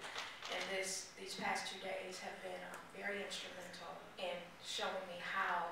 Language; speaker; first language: English; native; English